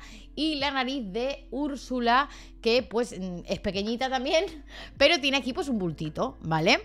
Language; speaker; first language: Spanish; native; Spanish